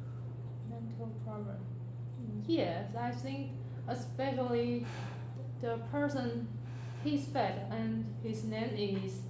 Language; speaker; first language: English; non-native, learner; Chinese